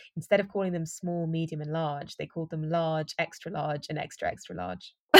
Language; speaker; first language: English; native; English